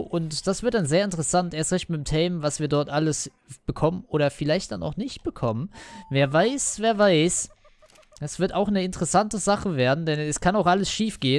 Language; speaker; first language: German; native; German